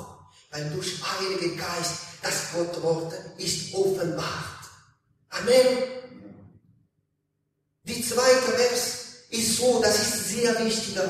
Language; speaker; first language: German; non-native, learner; Italian